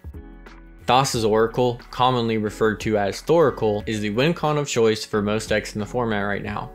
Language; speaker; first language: English; native; English